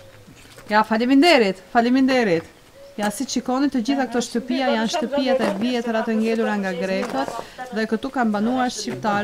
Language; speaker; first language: Albanian; native; Albanian